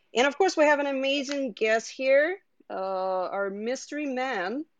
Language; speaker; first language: English; non-native, fluent; Russian